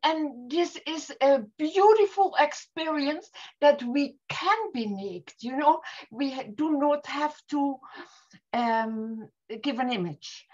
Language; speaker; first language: English; non-native, fluent; German